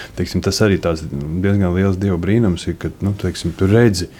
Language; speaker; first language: Latvian; native; Latvian